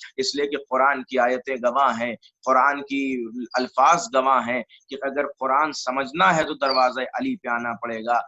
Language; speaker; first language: Urdu; native; Urdu